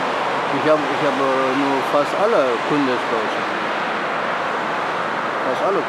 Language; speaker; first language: German; non-native, learner; Turkish